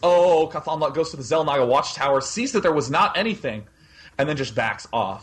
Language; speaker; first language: English; native; English